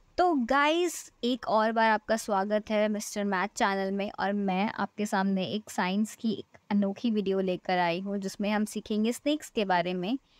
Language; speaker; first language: Hindi; native; Hindi